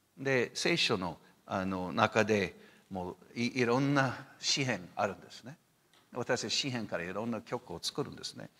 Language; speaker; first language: Japanese; non-native, fluent; English